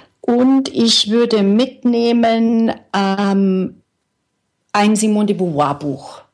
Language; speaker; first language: German; native; German